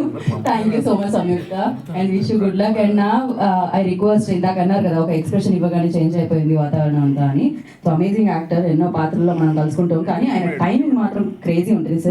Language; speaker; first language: Telugu; native; Telugu